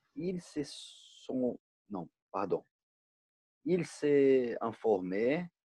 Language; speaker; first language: French; non-native, learner; Portuguese